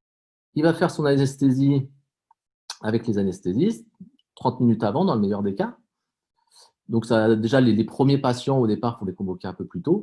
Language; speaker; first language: French; native; French